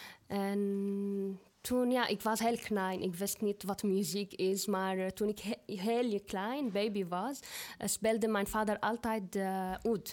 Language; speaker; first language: Dutch; non-native, fluent; Arabic